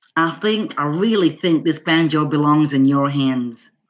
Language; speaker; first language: English; native; English